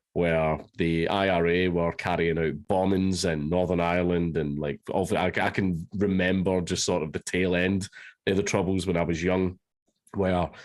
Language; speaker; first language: English; native; English